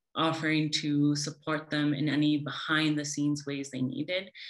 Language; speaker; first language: English; native; English